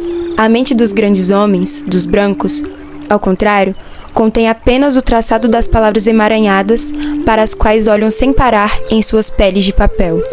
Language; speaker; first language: Portuguese; native; Portuguese